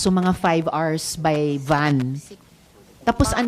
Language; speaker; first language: Filipino; native; Filipino